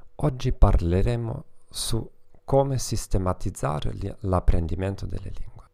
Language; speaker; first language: Italian; non-native, learner; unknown